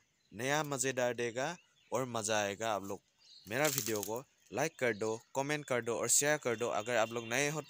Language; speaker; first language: Hindi; non-native, local second language; Assamese